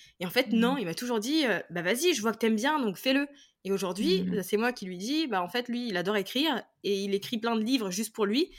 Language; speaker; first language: French; native; French